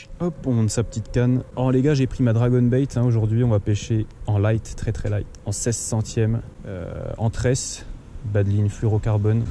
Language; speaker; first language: French; native; French